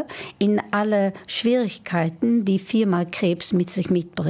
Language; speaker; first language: German; non-native, fluent; Dutch